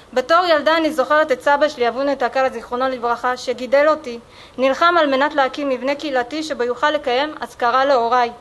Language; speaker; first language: Hebrew; early bilingual, other home language; Amharic